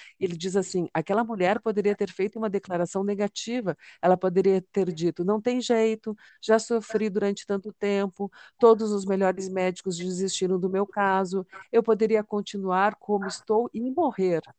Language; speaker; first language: Portuguese; native; Portuguese